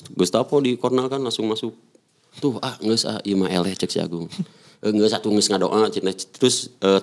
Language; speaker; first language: Indonesian; native; Indonesian